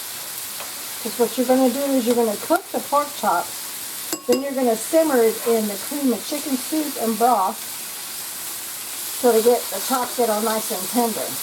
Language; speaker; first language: English; native; English